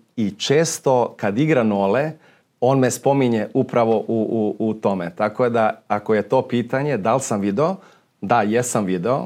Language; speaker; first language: Serbian; early bilingual, heritage; Serbian